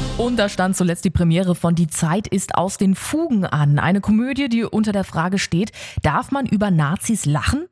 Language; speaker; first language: German; native; German